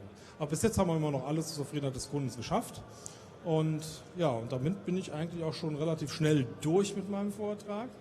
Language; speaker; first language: German; native; German